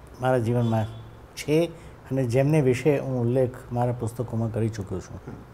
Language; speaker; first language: Gujarati; native; Gujarati